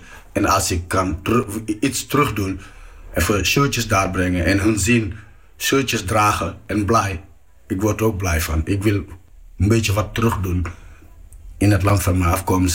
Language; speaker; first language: Dutch; non-native, fluent; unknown